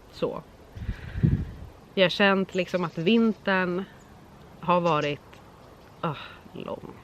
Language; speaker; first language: Swedish; native; Swedish